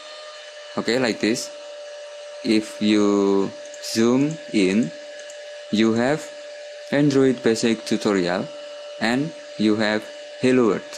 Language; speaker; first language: English; non-native, learner; Indonesian